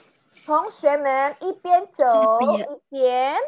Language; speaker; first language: Chinese; non-native, fluent; Indonesian